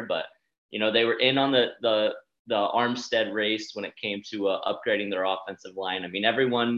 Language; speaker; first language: English; native; English